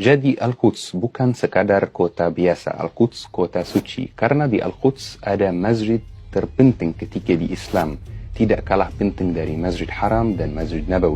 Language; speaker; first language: Indonesian; non-native, fluent; Arabic